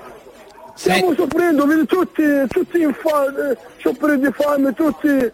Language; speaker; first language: Italian; non-native, learner; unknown